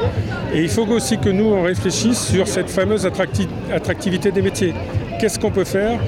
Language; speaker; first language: French; native; French